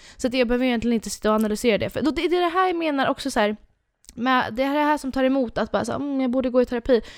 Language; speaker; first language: Swedish; native; Swedish